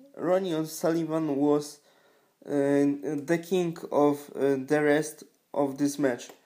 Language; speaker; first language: English; non-native, learner; Polish